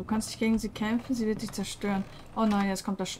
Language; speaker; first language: German; native; German